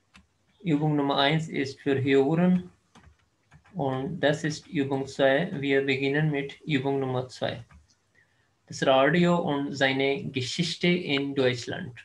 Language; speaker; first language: German; non-native, fluent; Urdu